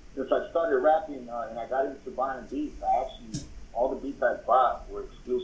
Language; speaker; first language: English; early bilingual, other home language; Spanish